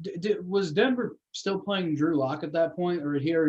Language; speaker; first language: English; native; English